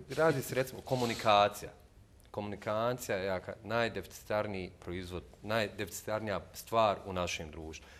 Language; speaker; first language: Bosnian; native; Bosnian